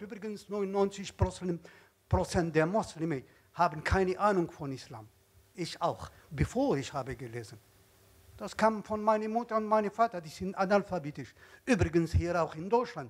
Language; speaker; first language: German; non-native, learner; Arabic